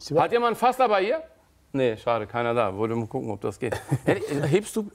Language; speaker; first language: German; early bilingual, other home language; Turkish